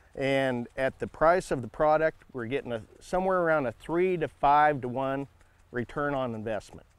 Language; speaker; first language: English; native; English